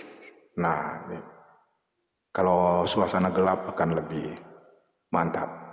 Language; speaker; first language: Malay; non-native, local second language; Achinese